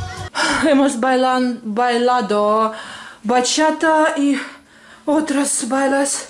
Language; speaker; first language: Spanish; non-native, learner; Russian